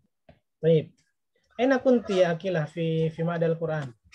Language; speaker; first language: Arabic; non-native, fluent; Indonesian